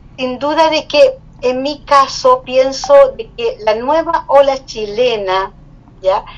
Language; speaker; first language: Spanish; native; Spanish